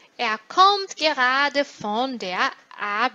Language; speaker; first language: German; non-native, fluent; Portuguese